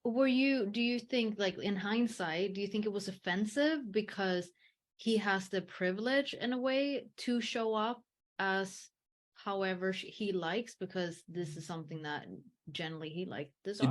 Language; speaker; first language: English; early bilingual, heritage; English